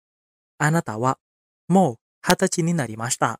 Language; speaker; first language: Japanese; non-native, fluent; Indonesian